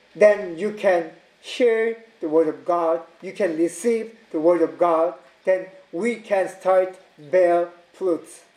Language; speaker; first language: English; non-native, learner; Korean